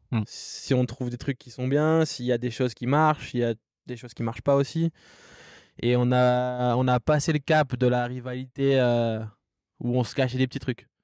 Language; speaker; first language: French; native; French